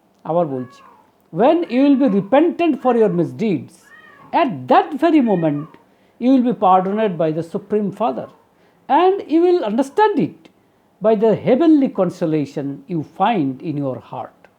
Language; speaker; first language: English; non-native, local second language; Bangla